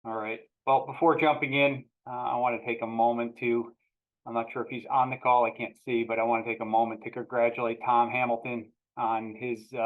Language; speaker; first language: English; native; English